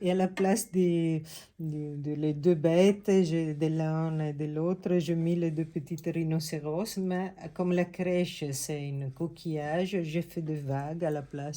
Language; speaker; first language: French; non-native, fluent; Italian